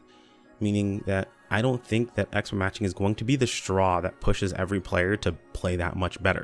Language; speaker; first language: English; native; English